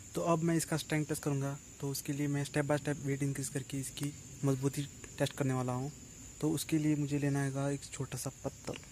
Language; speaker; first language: Hindi; non-native, local second language; Konkani